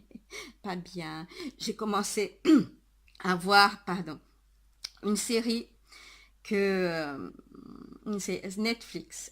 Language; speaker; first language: French; non-native, fluent; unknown